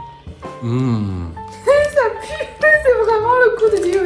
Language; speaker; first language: French; non-native, learner; Chinese